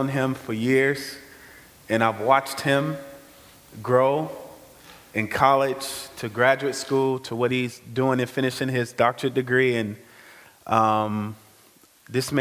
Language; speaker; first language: English; native; English